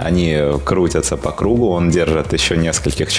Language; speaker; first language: Russian; native; Russian